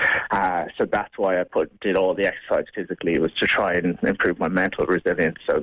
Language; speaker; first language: English; native; English